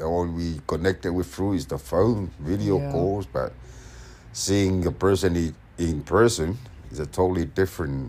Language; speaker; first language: English; non-native, fluent; Samoan